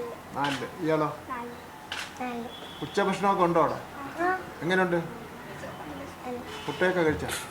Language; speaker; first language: Malayalam; native; Malayalam